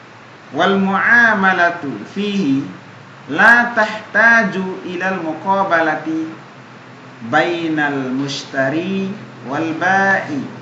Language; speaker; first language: Arabic; non-native, fluent; Indonesian